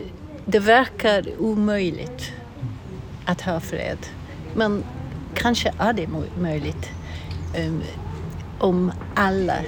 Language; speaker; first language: Swedish; non-native, fluent; English